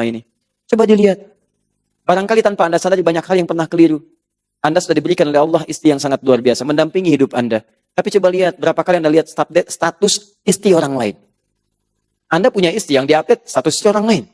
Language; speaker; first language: Indonesian; native; Indonesian